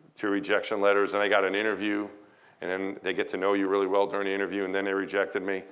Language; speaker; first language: English; native; English